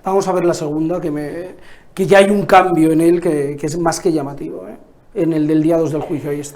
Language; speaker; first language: Spanish; native; Spanish